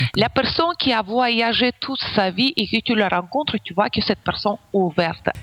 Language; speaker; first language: French; non-native, fluent; Ukrainian